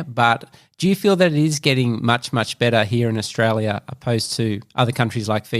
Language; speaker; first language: English; native; English